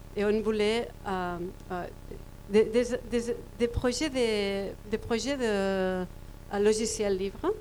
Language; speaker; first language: French; non-native, fluent; Spanish